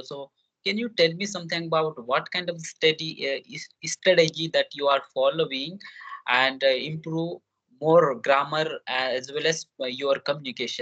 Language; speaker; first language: English; non-native, learner; Hindi